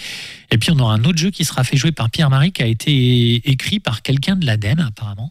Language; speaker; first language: French; native; French